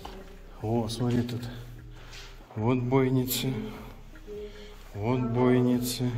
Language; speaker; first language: Russian; native; Russian